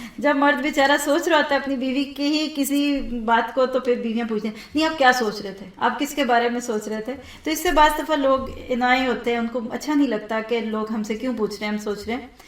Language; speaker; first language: Urdu; native; Urdu